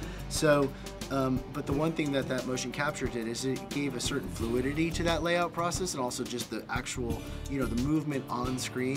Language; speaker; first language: English; native; English